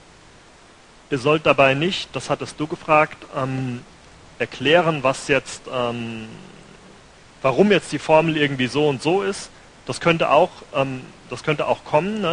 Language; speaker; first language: German; native; German